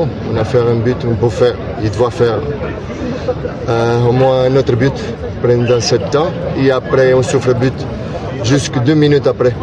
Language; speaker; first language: French; non-native, learner; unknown